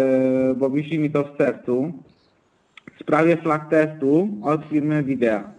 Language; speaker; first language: Polish; non-native, fluent; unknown